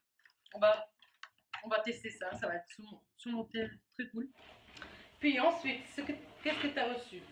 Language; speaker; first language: French; native; French